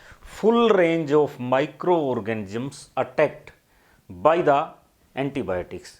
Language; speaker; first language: Hindi; native; Hindi